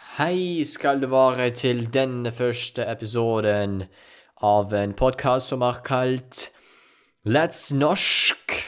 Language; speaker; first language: Norwegian; non-native, learner; Ukrainian